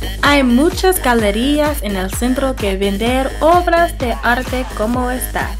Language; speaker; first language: Spanish; non-native, learner; English